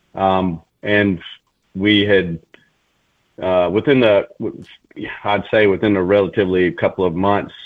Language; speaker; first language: English; native; English